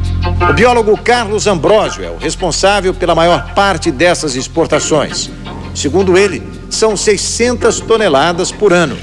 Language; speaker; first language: Portuguese; native; Portuguese